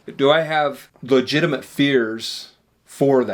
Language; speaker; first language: English; native; English